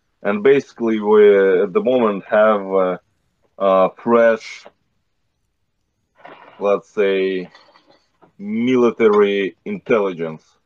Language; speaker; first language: English; non-native, fluent; Russian